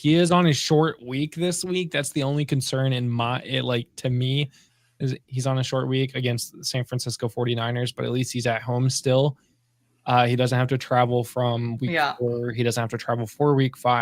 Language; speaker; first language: English; native; English